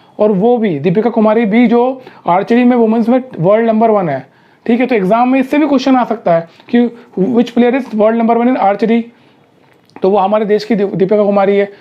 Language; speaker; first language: Hindi; native; Hindi